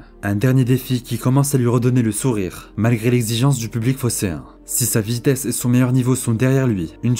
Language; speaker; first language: French; native; French